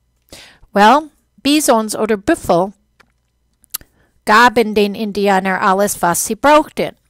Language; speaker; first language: German; non-native, fluent; English